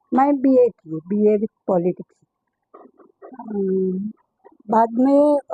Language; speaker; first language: Hindi; non-native, local second language; Marathi